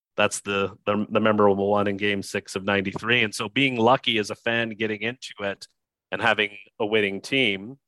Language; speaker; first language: English; native; English